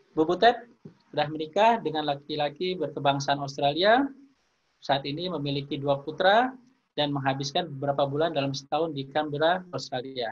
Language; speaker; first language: Indonesian; native; Indonesian